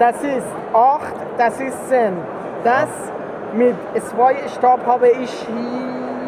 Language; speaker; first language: German; non-native, learner; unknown